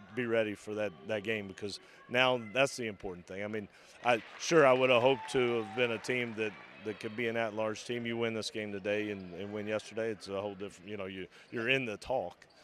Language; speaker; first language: English; native; English